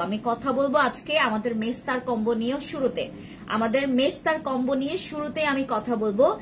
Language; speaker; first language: Bangla; native; Bangla